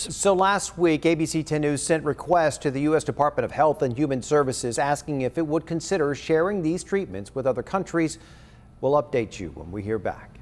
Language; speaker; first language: English; native; English